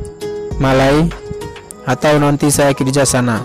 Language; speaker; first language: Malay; non-native, learner; Bangla